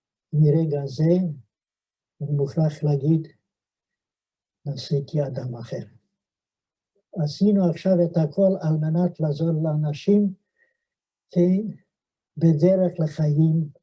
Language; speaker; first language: Hebrew; non-native, fluent; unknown